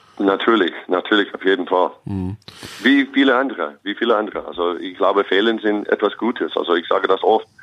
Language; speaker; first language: German; non-native, fluent; English